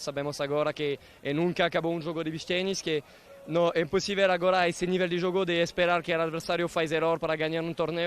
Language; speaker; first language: Portuguese; non-native, fluent; Italian